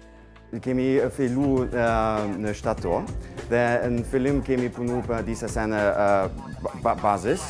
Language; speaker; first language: Albanian; non-native, learner; German